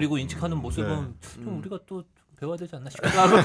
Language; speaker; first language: Korean; native; Korean